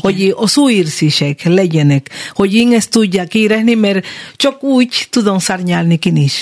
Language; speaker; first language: Hungarian; non-native, learner; Spanish